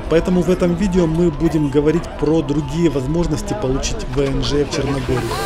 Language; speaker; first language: Russian; native; Russian